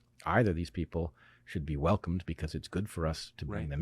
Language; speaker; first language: English; native; English